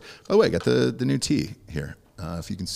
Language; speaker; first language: English; native; English